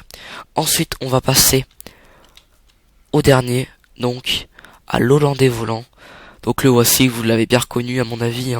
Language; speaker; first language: French; native; French